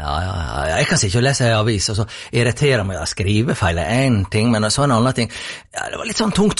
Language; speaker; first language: Norwegian; native; Norwegian